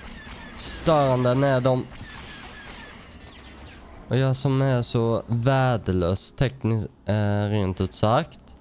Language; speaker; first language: Swedish; native; Swedish